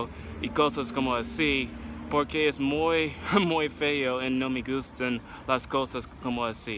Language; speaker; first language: Spanish; non-native, learner; English